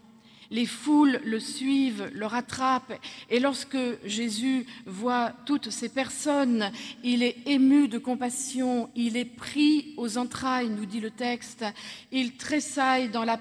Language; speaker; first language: French; native; French